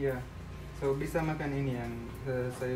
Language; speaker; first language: Indonesian; non-native, learner; Arabic